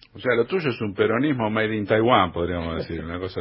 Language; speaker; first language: Spanish; native; Spanish